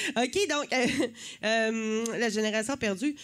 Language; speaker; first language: French; native; French